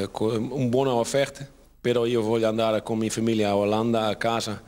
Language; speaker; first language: Italian; non-native, learner; Dutch